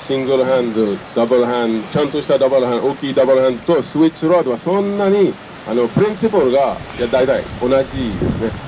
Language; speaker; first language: Japanese; non-native, fluent; French